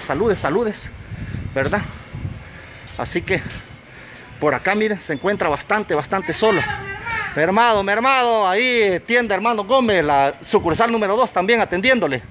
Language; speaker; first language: Spanish; native; Spanish